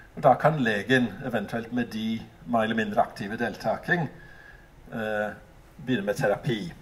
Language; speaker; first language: Norwegian; non-native, fluent; English